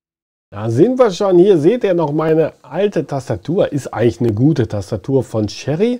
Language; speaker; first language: German; native; German